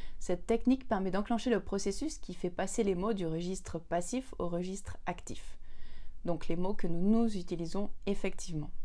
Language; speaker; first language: French; native; French